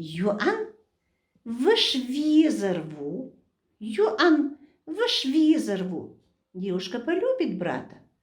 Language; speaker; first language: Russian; non-native, local second language; Chechen